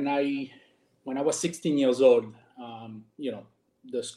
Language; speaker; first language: English; non-native, fluent; French